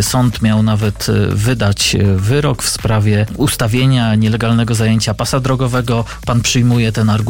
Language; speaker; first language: Polish; native; Polish